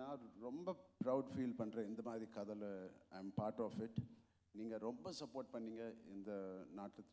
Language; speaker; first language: Tamil; non-native, local second language; Telugu